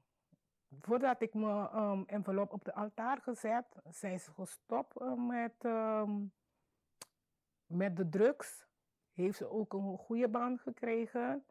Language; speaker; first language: Dutch; non-native, local second language; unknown